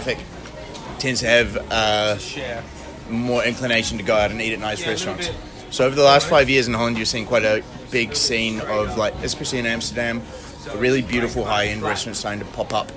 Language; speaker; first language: English; native; English